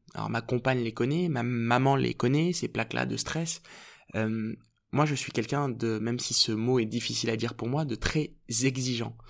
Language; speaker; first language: French; early bilingual, other home language; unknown